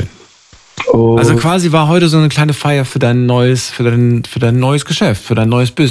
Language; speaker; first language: German; native; German